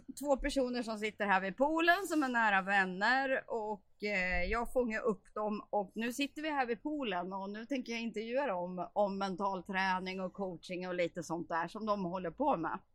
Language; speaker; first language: Swedish; native; Swedish